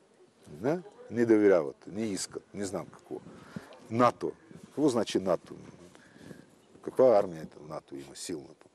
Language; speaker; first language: Bulgarian; non-native, fluent; Russian